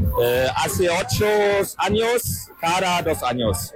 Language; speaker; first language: Spanish; non-native, learner; German